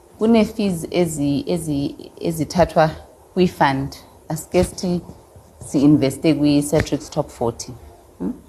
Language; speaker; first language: Xhosa; non-native, local second language; Zulu